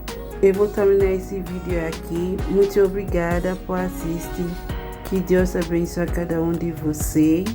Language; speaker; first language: Portuguese; non-native, learner; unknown